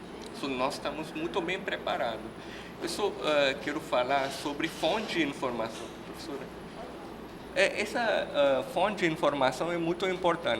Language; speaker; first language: Portuguese; non-native, learner; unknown